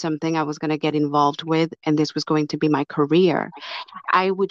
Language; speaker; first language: English; non-native, fluent; French